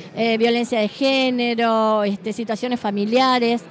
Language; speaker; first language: Spanish; native; Spanish